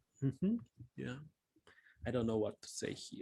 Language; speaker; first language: English; non-native, fluent; Spanish